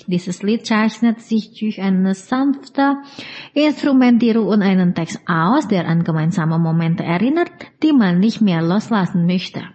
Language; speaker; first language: German; non-native, fluent; Indonesian